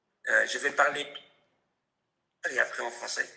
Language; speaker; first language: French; non-native, fluent; Spanish